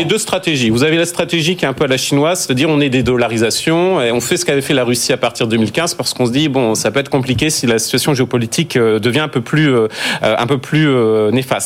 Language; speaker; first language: French; native; French